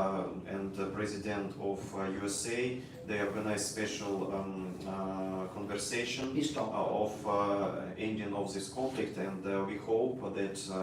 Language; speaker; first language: English; non-native, learner; Russian